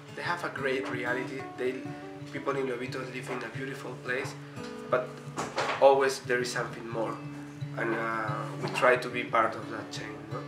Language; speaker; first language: English; non-native, fluent; Spanish